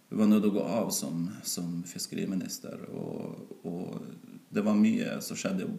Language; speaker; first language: Norwegian; native; Norwegian